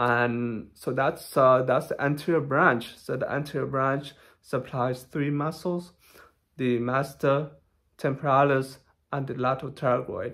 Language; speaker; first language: English; non-native, fluent; Thai